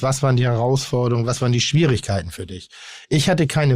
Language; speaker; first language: German; native; German